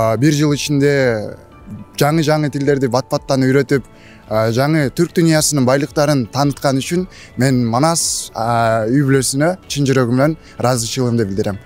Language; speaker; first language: Kyrgyz; non-native, local second language; Russian